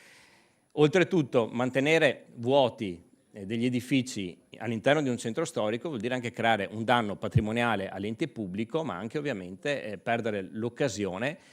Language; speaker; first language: Italian; native; Italian